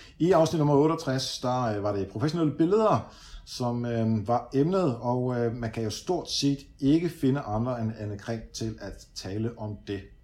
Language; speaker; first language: Danish; early bilingual, other home language; Dutch